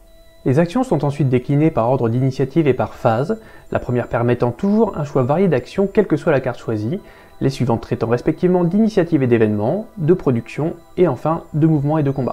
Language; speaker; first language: French; native; French